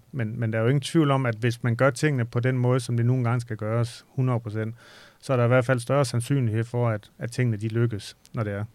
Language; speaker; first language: Danish; native; Danish